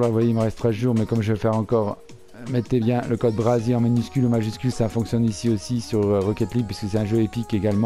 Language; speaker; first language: French; native; French